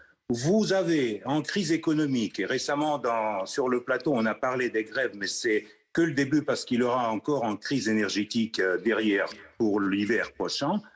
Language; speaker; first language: French; non-native, fluent; Russian